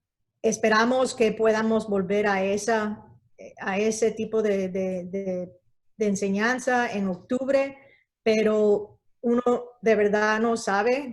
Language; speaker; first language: Spanish; early bilingual, heritage; Spanish